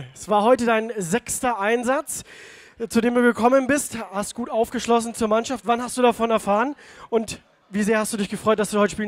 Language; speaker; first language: German; native; German